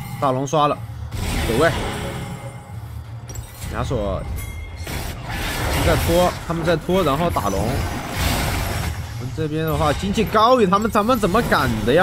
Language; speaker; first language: Chinese; native; Chinese